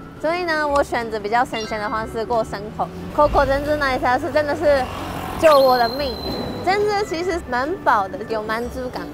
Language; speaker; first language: Chinese; non-native, fluent; Japanese